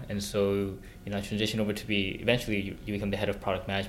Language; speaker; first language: English; non-native, local second language; Korean